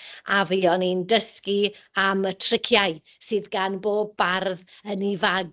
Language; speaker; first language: Welsh; native; Welsh